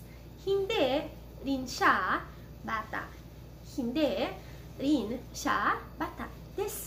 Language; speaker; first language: Japanese; non-native, fluent; Filipino